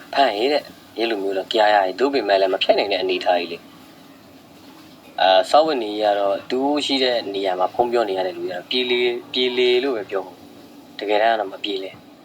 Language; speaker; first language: Burmese; native; Burmese